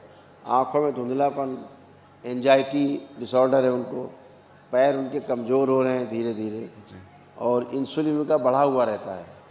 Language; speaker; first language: Hindi; native; Hindi